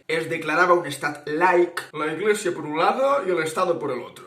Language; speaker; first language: Spanish; non-native, local second language; Catalan